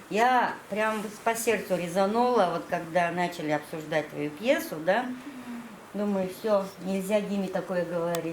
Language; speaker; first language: Russian; native; Russian